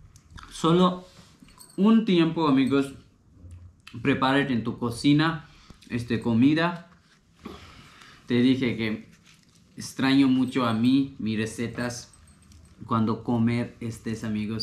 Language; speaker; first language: Spanish; non-native, learner; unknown